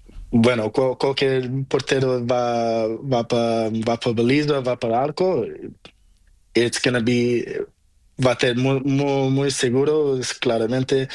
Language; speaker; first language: Spanish; non-native, learner; Portuguese